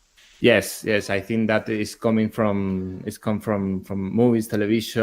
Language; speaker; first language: English; non-native, learner; Spanish